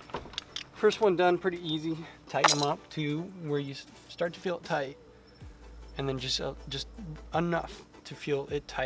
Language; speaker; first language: English; native; English